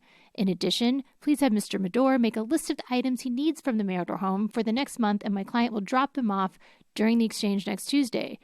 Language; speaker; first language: English; native; English